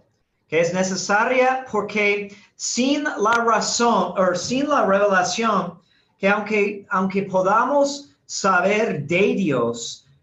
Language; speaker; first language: Spanish; non-native, fluent; English